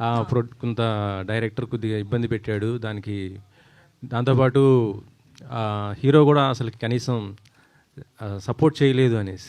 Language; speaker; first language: Telugu; native; Telugu